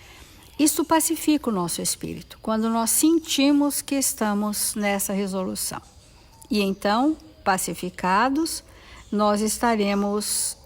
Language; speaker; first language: Portuguese; native; Portuguese